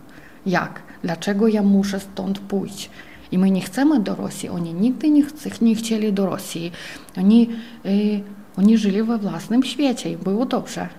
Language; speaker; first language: Polish; non-native, fluent; Ukrainian